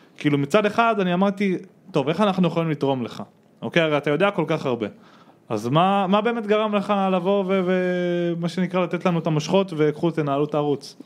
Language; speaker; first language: Hebrew; native; Hebrew